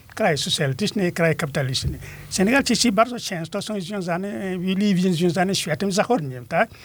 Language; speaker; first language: Polish; non-native, fluent; Fula